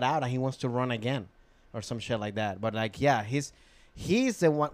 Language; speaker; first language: English; non-native, fluent; Spanish